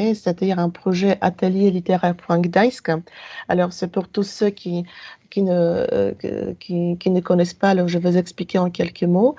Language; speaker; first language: French; non-native, fluent; Polish